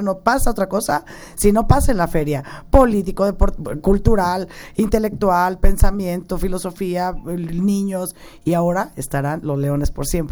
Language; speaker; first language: Spanish; native; Spanish